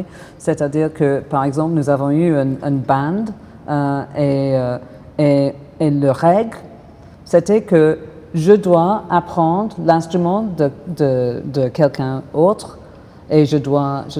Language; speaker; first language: French; non-native, fluent; English